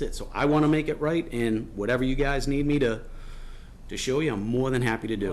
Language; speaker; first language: English; native; English